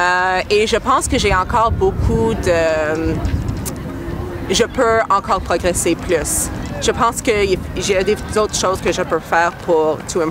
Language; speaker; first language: French; non-native, local second language; English